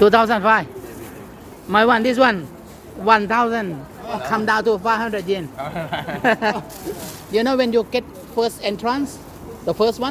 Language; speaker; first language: English; non-native, learner; Thai